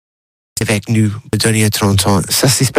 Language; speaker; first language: French; non-native, learner; English